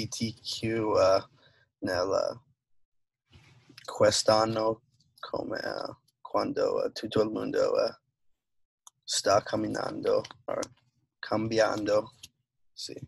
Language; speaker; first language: Italian; non-native, learner; English